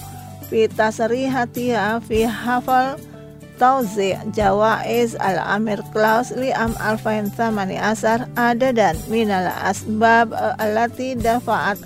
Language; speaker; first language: Arabic; non-native, learner; Indonesian